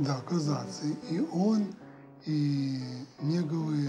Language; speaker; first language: Ukrainian; early bilingual, heritage; Serbian